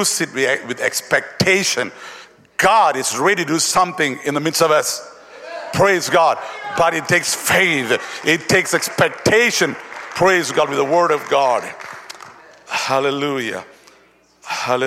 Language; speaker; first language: English; non-native, local second language; Tamil